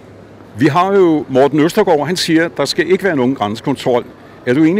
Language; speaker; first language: Danish; native; Danish